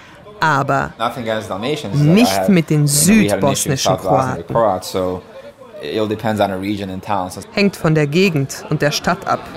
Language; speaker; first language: German; native; German